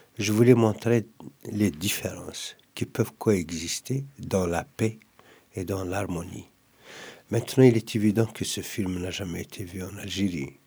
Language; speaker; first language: French; non-native, local second language; Kabyle